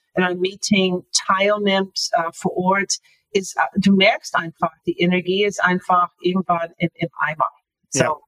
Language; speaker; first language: German; non-native, fluent; English